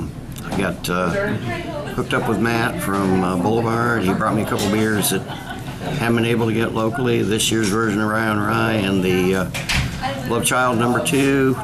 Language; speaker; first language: English; native; English